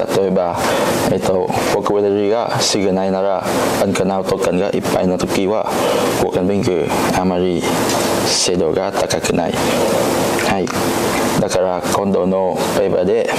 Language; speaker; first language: Japanese; non-native, learner; Vietnamese